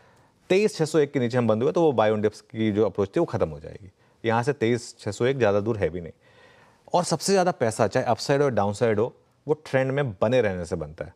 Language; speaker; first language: Hindi; native; Hindi